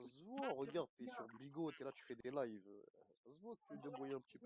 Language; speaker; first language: French; native; French